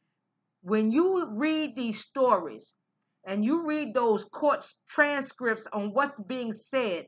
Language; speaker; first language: English; native; English